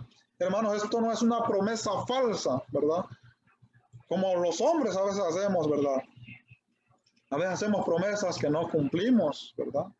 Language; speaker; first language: Spanish; native; Spanish